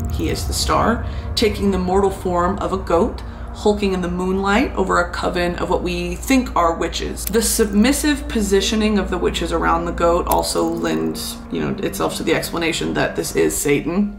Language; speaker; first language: English; native; English